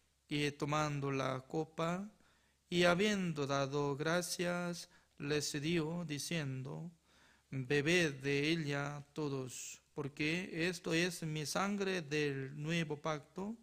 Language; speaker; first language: Spanish; non-native, fluent; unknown